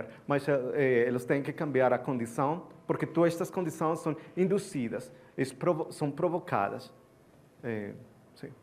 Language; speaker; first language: Portuguese; non-native, learner; Spanish